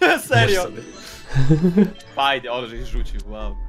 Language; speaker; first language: Polish; native; Polish